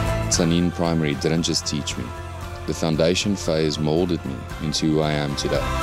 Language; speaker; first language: English; non-native, local second language; Afrikaans